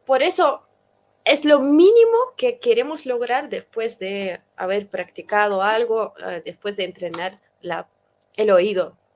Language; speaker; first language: Spanish; non-native, fluent; Russian